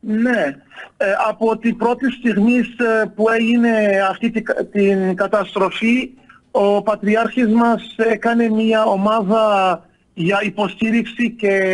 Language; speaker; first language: Greek; non-native, fluent; Arabic